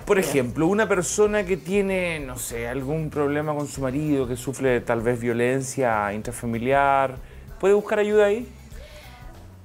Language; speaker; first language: Spanish; native; Spanish